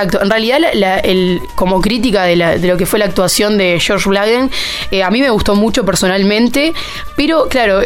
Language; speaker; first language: Spanish; native; Spanish